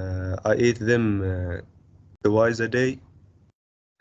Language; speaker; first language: English; non-native, learner; Arabic